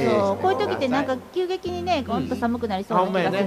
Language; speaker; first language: Japanese; native; Japanese